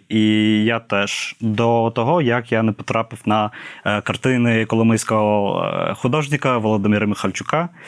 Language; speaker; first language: Ukrainian; non-native, fluent; English